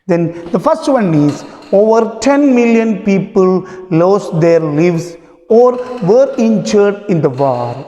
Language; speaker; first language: English; non-native, local second language; Malayalam